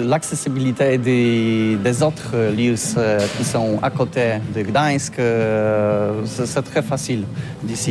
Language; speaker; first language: French; non-native, learner; Polish